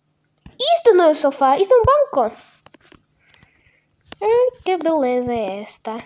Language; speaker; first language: Spanish; non-native, learner; Portuguese